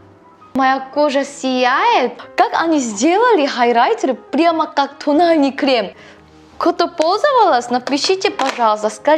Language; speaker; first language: Russian; non-native, learner; Korean